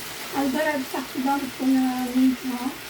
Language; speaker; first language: Arabic; native; Arabic